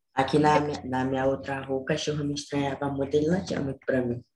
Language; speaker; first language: Portuguese; native; Portuguese